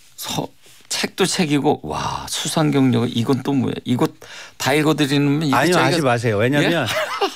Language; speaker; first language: Korean; native; Korean